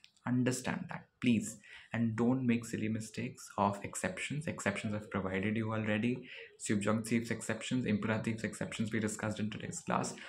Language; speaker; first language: English; non-native, local second language; Marathi